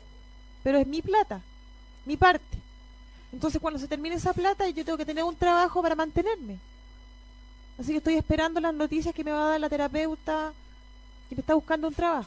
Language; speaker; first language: Spanish; native; Spanish